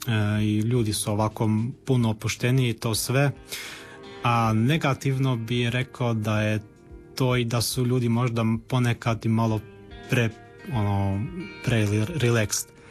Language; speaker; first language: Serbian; early bilingual, heritage; Croatian